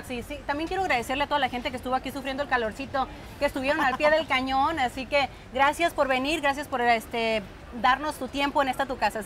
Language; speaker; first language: Spanish; native; Spanish